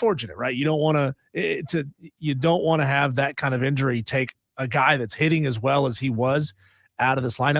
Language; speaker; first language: English; native; English